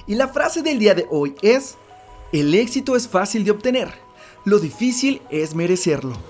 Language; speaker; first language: Spanish; native; Spanish